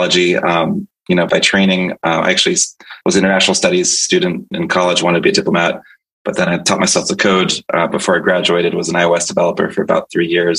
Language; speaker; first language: English; native; English